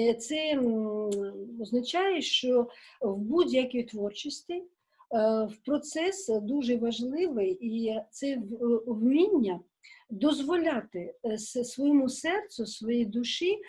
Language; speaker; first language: Ukrainian; non-native, local second language; Russian